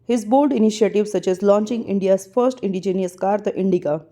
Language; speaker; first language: English; non-native, local second language; Gujarati